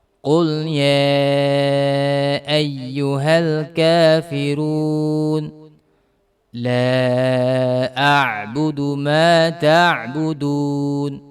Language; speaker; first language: Arabic; non-native, fluent; Indonesian